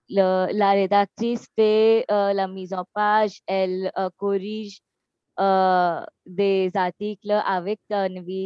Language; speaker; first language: French; non-native, learner; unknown